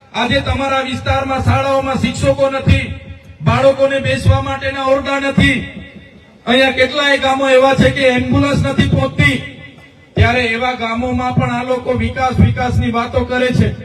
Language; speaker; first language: Gujarati; non-native, local second language; Vasavi